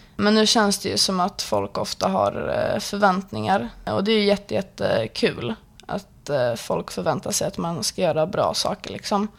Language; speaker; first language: Swedish; native; Swedish